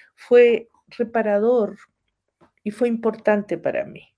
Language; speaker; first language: Spanish; native; Spanish